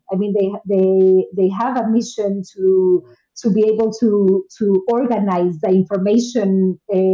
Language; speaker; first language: English; non-native, fluent; Spanish